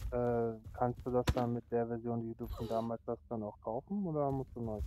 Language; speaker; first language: German; native; German